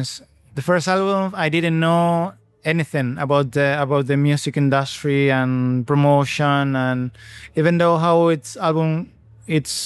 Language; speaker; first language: English; non-native, fluent; Spanish